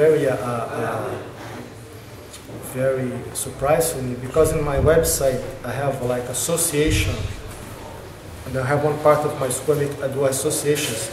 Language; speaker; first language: English; non-native, learner; Portuguese